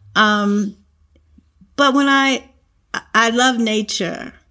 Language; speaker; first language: English; native; English